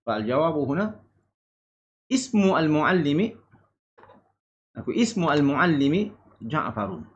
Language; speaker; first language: Arabic; non-native, fluent; Malay